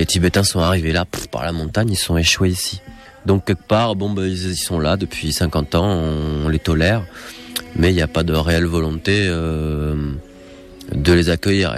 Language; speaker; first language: French; native; French